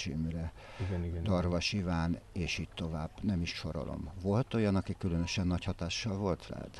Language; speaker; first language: Hungarian; native; Hungarian